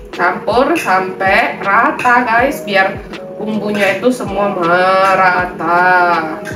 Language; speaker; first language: Indonesian; native; Indonesian